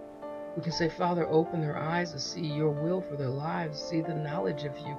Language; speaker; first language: English; native; English